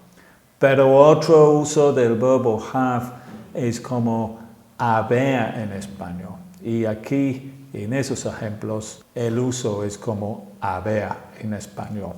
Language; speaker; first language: Spanish; non-native, fluent; English